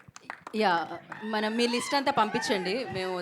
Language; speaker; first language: Telugu; native; Telugu